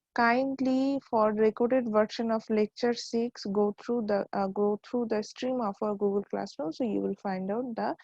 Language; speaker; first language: English; non-native, local second language; Bangla